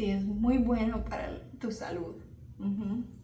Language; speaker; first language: Spanish; early bilingual, heritage; Spanish